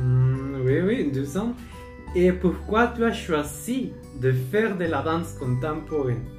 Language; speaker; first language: French; non-native, learner; Spanish